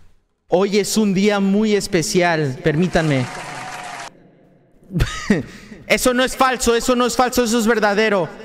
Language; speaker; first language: Spanish; native; Spanish